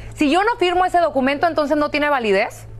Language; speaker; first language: Spanish; native; Spanish